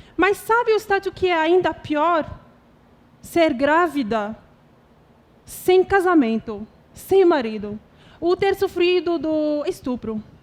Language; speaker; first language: Portuguese; non-native, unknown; Arabic